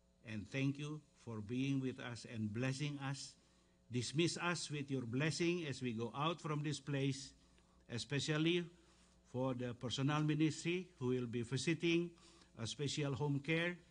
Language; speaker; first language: English; non-native, fluent; Indonesian